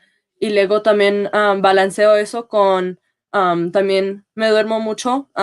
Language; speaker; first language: Spanish; early bilingual, heritage; Spanish